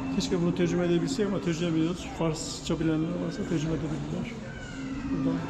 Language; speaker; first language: Turkish; native; Turkish